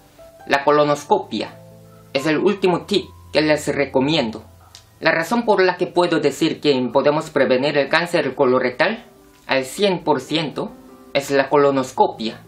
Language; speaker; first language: Spanish; non-native, fluent; Korean